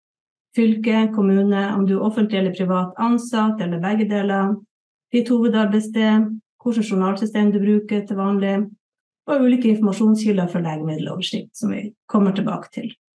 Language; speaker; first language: Norwegian; native; Norwegian